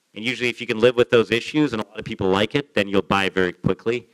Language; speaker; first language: English; native; English